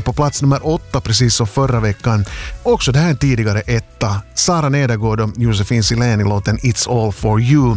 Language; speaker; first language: Swedish; native; Swedish